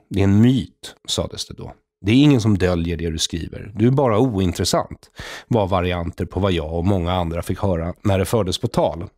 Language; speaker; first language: Swedish; native; Swedish